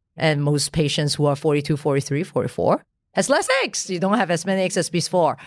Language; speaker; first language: English; non-native, local second language; Cantonese